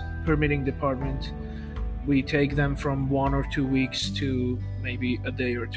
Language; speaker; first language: English; non-native, fluent; Armenian